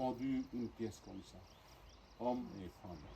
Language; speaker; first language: French; non-native, local second language; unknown